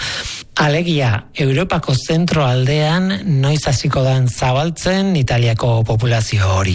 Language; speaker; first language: Basque; native; Basque